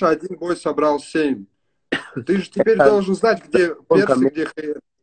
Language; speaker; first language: Russian; native; Russian